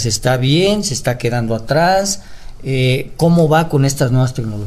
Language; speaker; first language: Spanish; native; Spanish